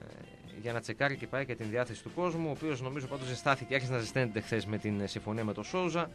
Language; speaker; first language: Greek; native; Greek